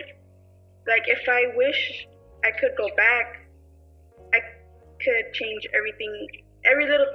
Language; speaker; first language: English; early bilingual, other home language; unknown